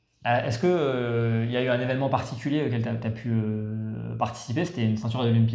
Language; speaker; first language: French; native; French